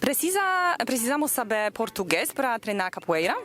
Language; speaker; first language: Portuguese; non-native, learner; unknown